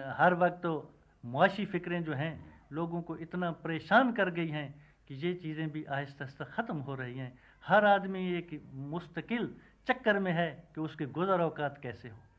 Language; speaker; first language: Urdu; non-native, local second language; Punjabi